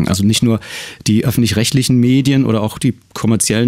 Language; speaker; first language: German; native; German